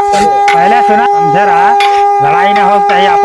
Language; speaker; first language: Hindi; non-native, local second language; Awadhi